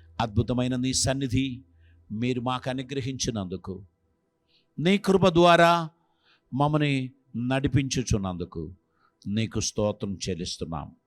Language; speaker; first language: Telugu; non-native, fluent; Malayalam